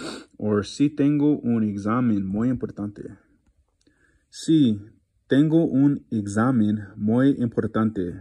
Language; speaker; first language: Spanish; non-native, learner; English